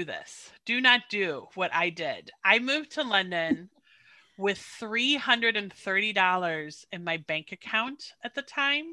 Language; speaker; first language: English; native; English